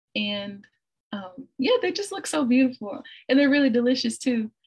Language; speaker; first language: English; native; English